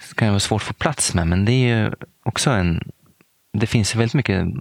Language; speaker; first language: Swedish; native; Swedish